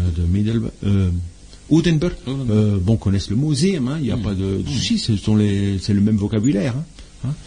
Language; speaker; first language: French; native; French